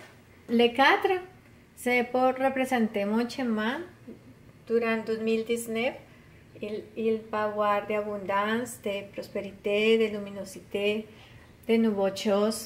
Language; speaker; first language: French; non-native, learner; Spanish